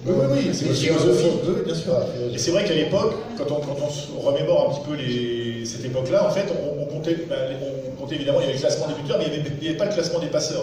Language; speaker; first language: French; native; French